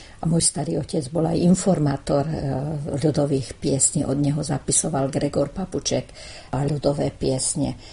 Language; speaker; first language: Slovak; non-native, local second language; Hungarian